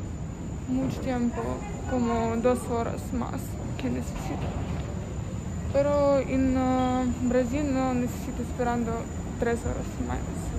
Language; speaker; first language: Spanish; non-native, learner; Russian